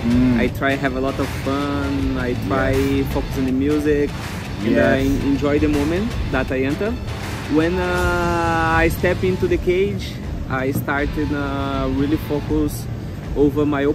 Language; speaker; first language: English; non-native, fluent; Portuguese